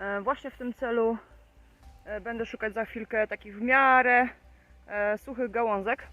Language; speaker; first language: Polish; native; Polish